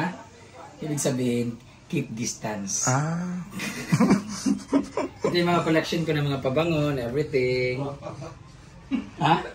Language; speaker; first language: Filipino; non-native, local second language; Cebuano